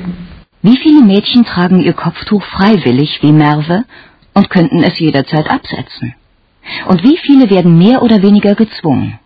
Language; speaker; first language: German; native; German